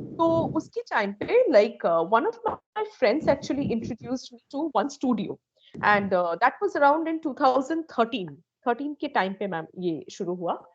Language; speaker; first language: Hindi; non-native, local second language; Bangla